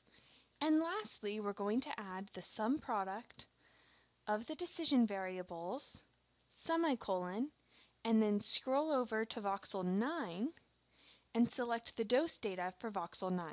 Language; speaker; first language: English; native; English